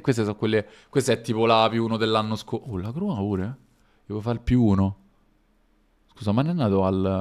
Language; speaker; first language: Italian; native; Italian